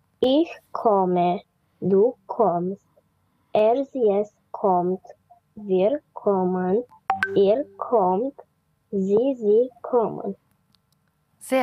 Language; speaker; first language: German; non-native, learner; Romanian